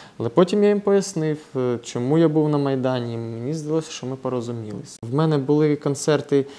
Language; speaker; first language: Ukrainian; non-native, local second language; Russian